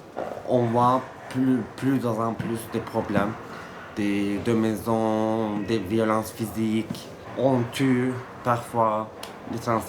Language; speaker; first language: French; non-native, fluent; Turkish